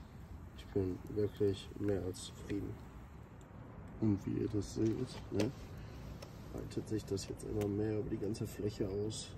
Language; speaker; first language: German; native; German